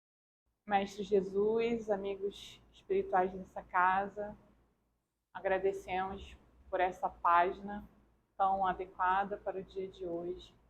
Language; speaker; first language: Portuguese; native; Portuguese